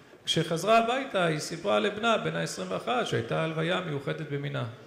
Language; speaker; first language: Hebrew; native; Hebrew